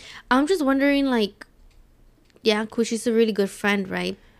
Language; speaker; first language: English; early bilingual, other home language; Spanish